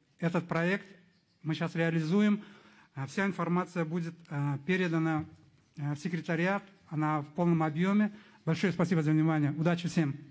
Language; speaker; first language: Russian; non-native, local second language; Uzbek